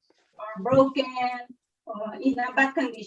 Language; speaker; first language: English; non-native, learner; Spanish